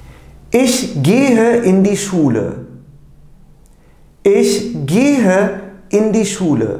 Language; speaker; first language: German; non-native, fluent; Turkish